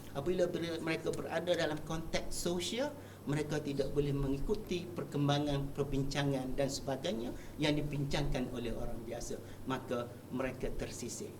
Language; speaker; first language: Malay; native; Malay